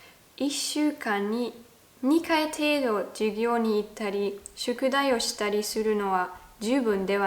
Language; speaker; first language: Japanese; non-native, fluent; German